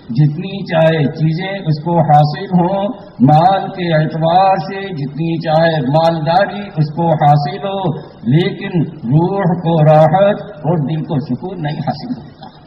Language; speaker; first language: Urdu; native; Urdu